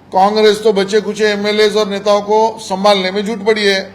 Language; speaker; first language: Hindi; non-native, local second language; Marathi